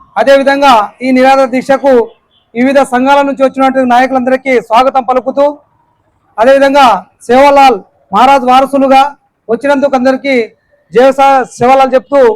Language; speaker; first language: Telugu; non-native, local second language; Lambadi